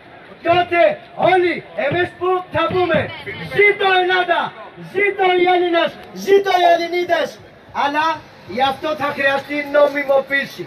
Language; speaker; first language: Greek; non-native, fluent; Urdu